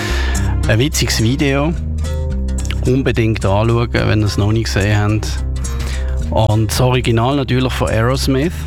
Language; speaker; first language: German; native; German